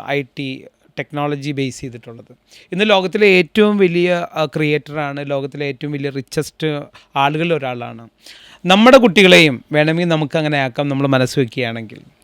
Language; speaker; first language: Malayalam; native; Malayalam